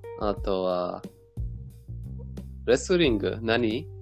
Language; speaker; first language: Japanese; non-native, fluent; Persian